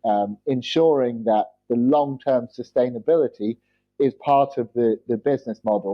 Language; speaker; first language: English; native; English